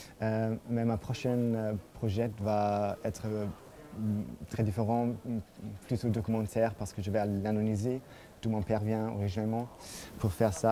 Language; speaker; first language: French; non-native, fluent; German